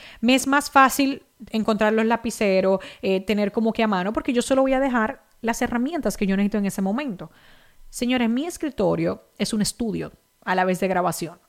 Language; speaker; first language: Spanish; native; Spanish